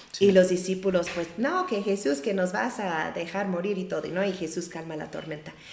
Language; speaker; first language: Spanish; non-native, fluent; English